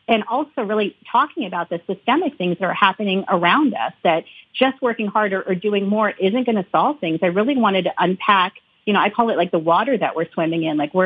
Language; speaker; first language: English; native; English